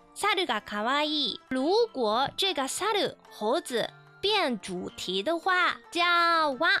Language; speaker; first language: Chinese; non-native, learner; Japanese